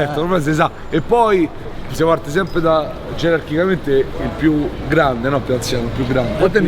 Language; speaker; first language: Italian; native; Italian